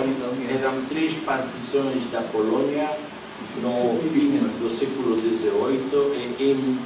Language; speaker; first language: Portuguese; non-native, fluent; Polish